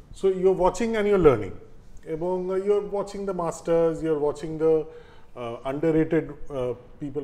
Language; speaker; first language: English; non-native, local second language; Bangla